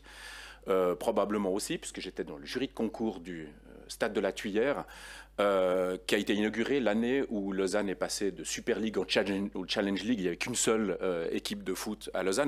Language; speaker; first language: French; native; French